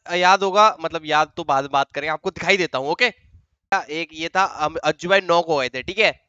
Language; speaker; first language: Hindi; native; Hindi